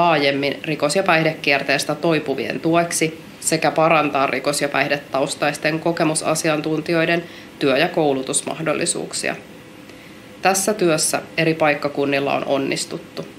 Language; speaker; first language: Finnish; native; Finnish